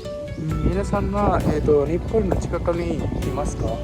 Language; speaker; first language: Japanese; non-native, learner; Sinhala